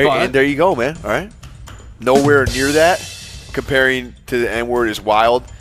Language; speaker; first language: English; native; English